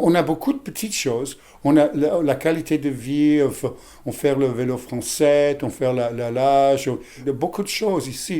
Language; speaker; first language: French; non-native, fluent; English